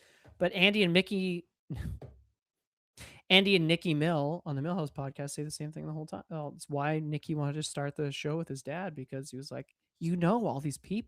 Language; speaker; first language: English; native; English